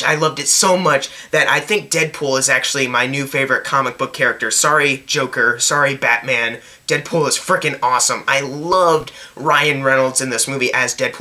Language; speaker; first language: English; native; English